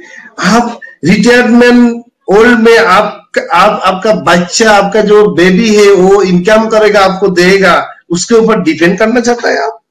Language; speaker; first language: Hindi; non-native, fluent; Bangla